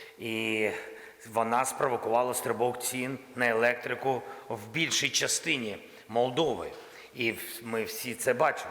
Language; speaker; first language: Ukrainian; non-native, local second language; Russian